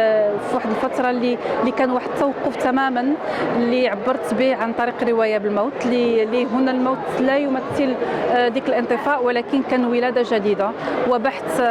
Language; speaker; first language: Arabic; native; Arabic